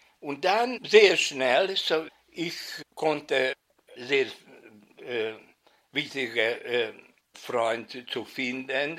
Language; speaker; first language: German; non-native, fluent; Hungarian